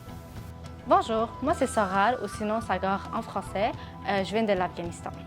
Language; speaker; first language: French; early bilingual, other home language; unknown